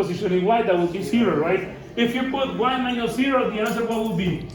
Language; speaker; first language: English; non-native, fluent; Spanish